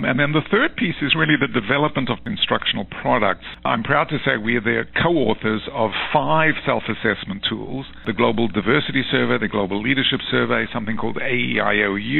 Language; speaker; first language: English; native; English